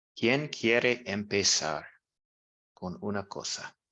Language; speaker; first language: Spanish; non-native, fluent; English